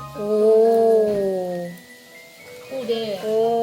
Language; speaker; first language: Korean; non-native, learner; Japanese